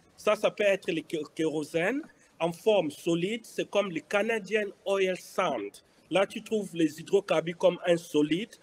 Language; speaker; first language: French; non-native, local second language; Lingala